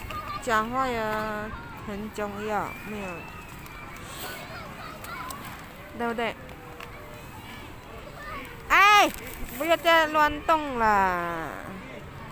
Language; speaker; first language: Chinese; non-native, learner; Javanese